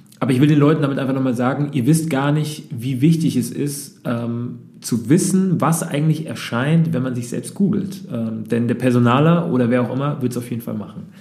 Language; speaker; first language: German; native; German